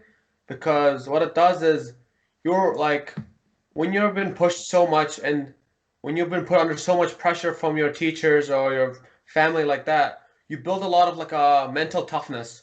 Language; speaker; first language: English; early bilingual, heritage; Mongolian